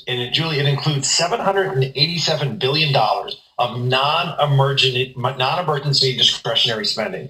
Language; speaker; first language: English; native; English